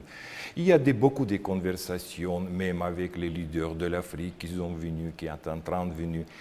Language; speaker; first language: French; non-native, learner; Russian